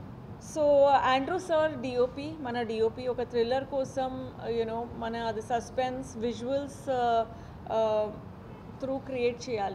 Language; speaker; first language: Telugu; non-native, fluent; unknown